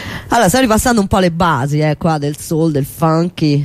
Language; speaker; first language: Italian; native; Italian